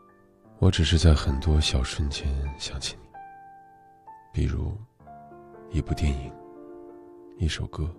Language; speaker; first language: Chinese; native; Chinese